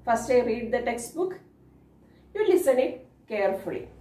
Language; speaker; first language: English; non-native, local second language; Malayalam